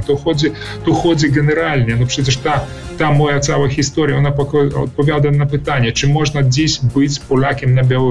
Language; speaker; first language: Polish; early bilingual, heritage; Polish